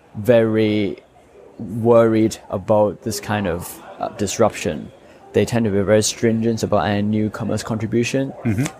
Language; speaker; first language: English; non-native, local second language; Cantonese